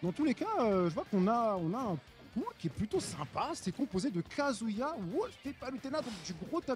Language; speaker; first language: French; native; French